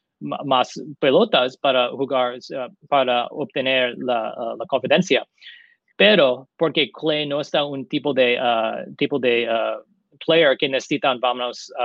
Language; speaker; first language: Spanish; non-native, learner; English